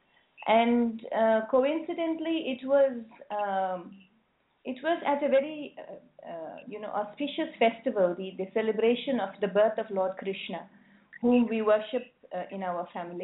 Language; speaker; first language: English; native; English